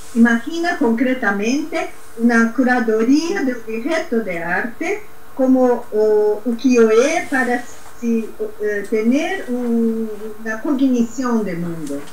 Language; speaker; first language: Spanish; non-native, learner; Portuguese